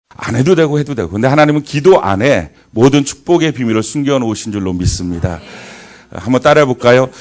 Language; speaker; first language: Korean; native; Korean